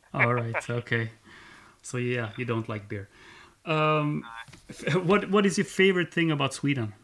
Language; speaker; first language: English; non-native, fluent; Swedish